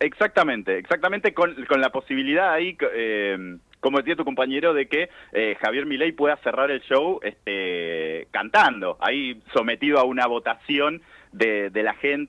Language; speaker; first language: Spanish; native; Spanish